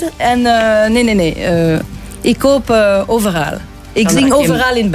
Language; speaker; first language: Dutch; non-native, local second language; French